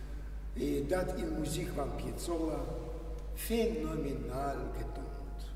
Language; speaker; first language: German; non-native, learner; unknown